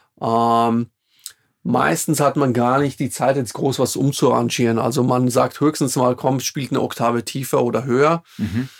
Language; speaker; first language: German; non-native, fluent; Slovak